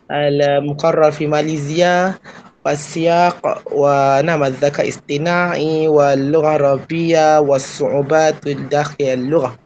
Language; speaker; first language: Arabic; non-native, fluent; Malay